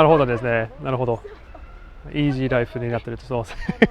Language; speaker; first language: Japanese; non-native, learner; English